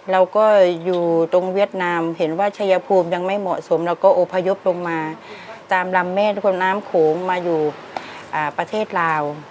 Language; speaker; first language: Thai; non-native, local second language; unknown